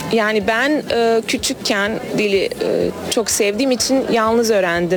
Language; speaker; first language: Turkish; non-native, fluent; Bosnian